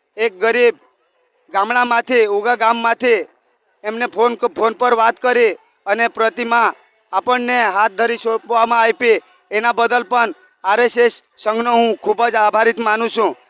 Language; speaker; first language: Gujarati; non-native, local second language; Kukna